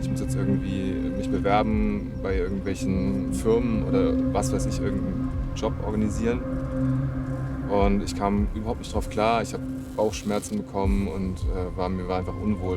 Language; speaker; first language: German; native; German